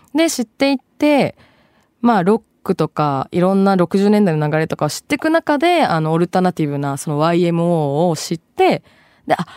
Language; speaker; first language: Japanese; early bilingual, other home language; Bangla